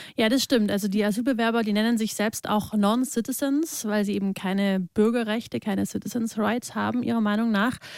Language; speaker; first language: German; native; German